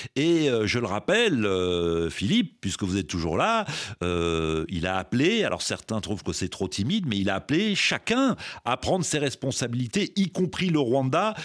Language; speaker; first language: French; native; French